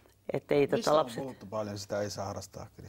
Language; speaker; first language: Finnish; non-native, learner; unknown